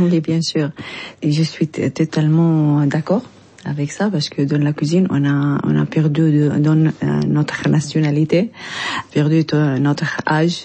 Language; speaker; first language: French; non-native, learner; Arabic